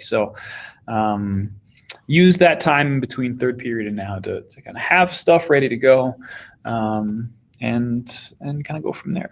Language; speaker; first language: English; native; English